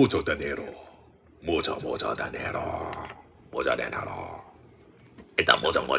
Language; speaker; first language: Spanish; non-native, learner; English